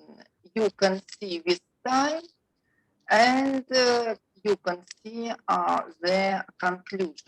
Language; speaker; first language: English; non-native, learner; Russian